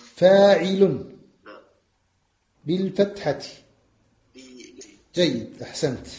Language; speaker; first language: Arabic; non-native, fluent; French